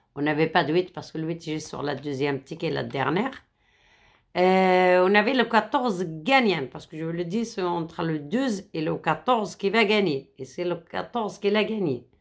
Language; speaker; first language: French; non-native, fluent; Arabic